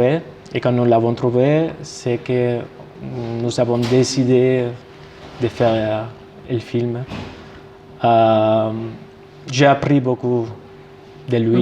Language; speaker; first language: French; non-native, fluent; Spanish